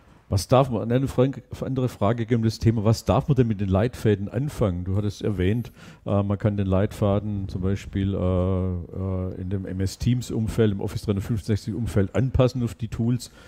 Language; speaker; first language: German; native; German